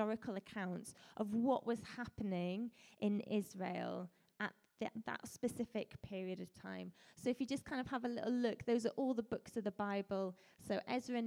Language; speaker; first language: English; native; English